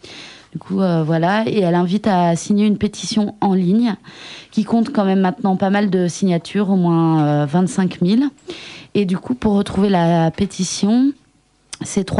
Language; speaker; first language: French; native; French